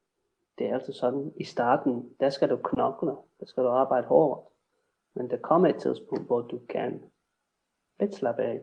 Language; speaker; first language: Danish; non-native, fluent; English